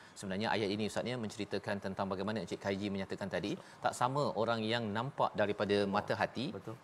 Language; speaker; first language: Malay; native; Malay